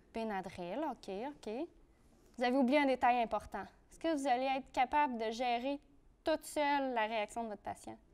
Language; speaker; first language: French; native; French